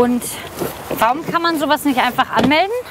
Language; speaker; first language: German; native; German